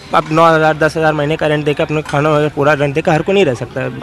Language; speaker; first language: Hindi; native; Hindi